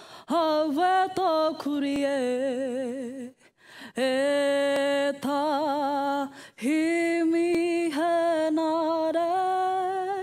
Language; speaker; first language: Māori; non-native, local second language; English